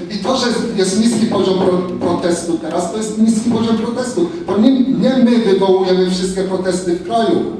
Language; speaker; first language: Polish; non-native, fluent; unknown